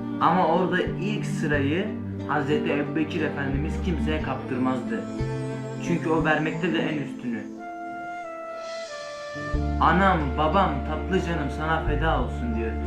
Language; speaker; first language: Turkish; native; Turkish